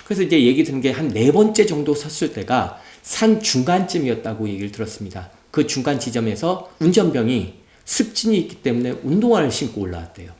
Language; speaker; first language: Korean; native; Korean